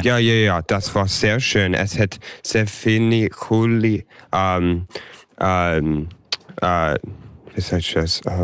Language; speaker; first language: German; early bilingual, heritage; English